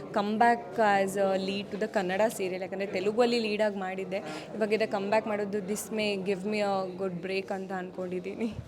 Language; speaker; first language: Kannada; non-native, local second language; Konkani